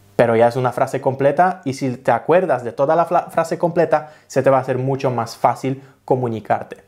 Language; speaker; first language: Spanish; non-native, fluent; Polish